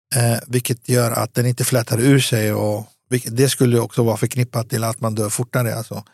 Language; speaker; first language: Swedish; early bilingual, other home language; Arabic